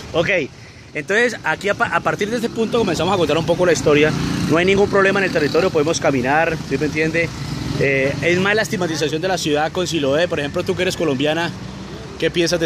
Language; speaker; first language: Spanish; native; Spanish